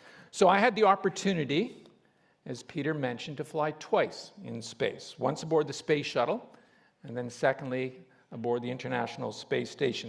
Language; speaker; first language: English; native; English